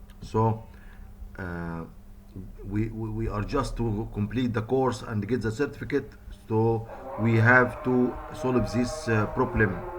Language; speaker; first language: English; non-native, fluent; Arabic